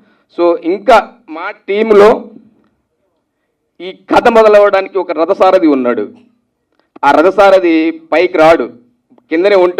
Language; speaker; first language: Telugu; native; Telugu